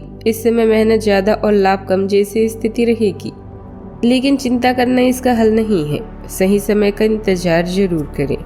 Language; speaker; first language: Hindi; native; Hindi